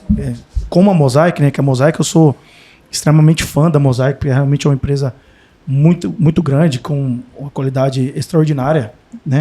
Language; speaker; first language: Portuguese; native; Portuguese